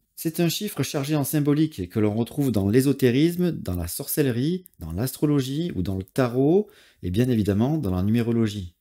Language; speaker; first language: French; native; French